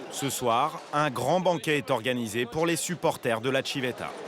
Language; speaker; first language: French; native; French